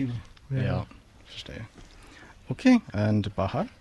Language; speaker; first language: German; non-native, learner; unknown